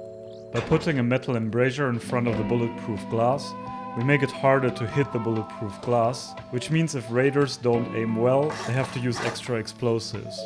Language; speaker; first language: English; non-native, fluent; German